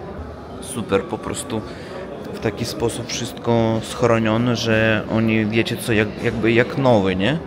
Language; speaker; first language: Polish; non-native, learner; Russian